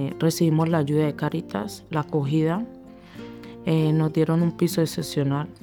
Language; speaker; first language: Spanish; native; Spanish